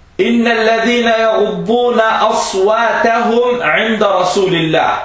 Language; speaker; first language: Danish; early bilingual, other home language; Arabic